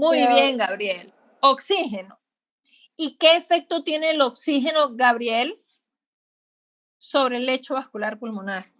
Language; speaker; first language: Spanish; native; Spanish